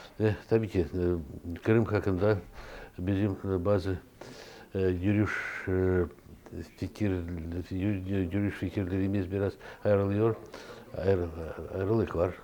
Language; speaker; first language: Turkish; non-native, fluent; Russian